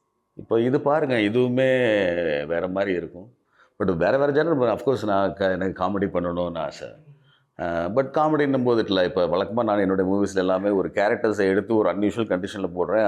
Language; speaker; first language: Tamil; native; Tamil